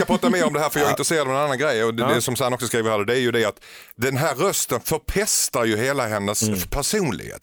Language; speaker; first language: Swedish; native; Swedish